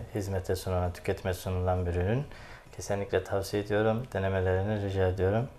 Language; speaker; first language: Turkish; native; Turkish